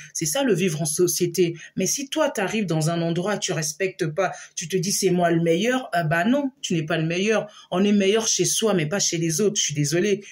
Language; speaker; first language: French; non-native, local second language; Lingala